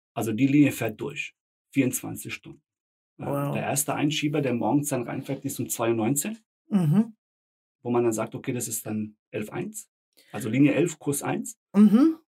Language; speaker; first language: German; early bilingual, other home language; Bosnian